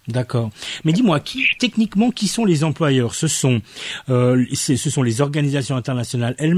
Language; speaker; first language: French; native; French